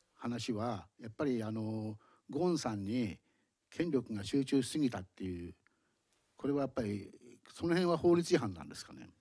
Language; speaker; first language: Japanese; native; Japanese